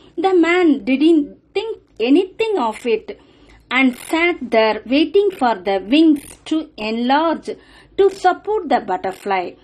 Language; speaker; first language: English; non-native, local second language; Tamil